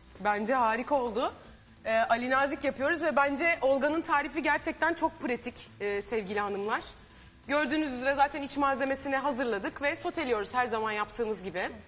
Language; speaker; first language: Turkish; native; Turkish